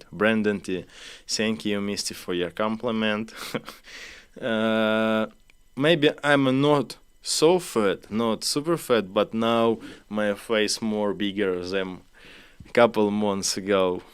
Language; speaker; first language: English; non-native, learner; Ukrainian